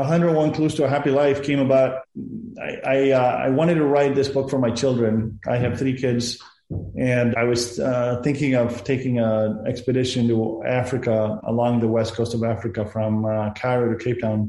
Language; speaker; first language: English; non-native, fluent; Spanish